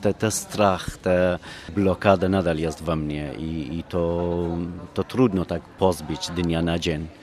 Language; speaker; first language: Polish; non-native, fluent; Kurdish